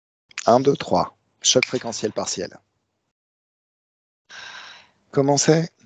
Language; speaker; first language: French; native; French